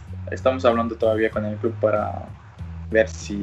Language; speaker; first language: Spanish; early bilingual, other home language; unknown